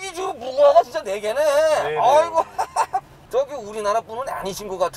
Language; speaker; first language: Korean; native; Korean